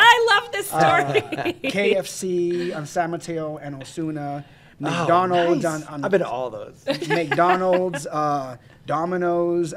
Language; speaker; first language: English; native; English